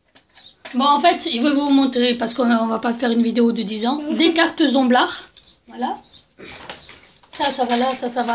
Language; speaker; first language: French; native; French